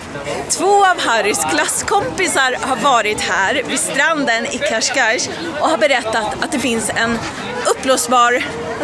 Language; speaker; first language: Swedish; native; Swedish